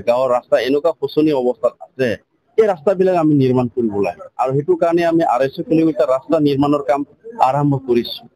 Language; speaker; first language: Assamese; non-native, local second language; Bodo